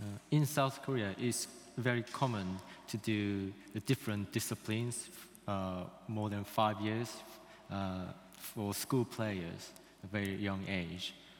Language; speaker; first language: English; non-native, fluent; Korean